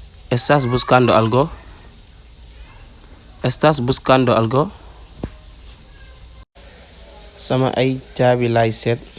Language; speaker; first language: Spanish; non-native, fluent; Wolof